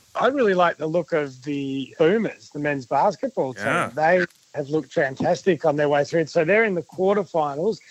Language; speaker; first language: English; native; English